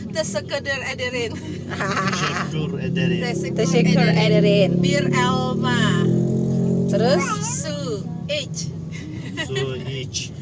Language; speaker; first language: Turkish; non-native, learner; Indonesian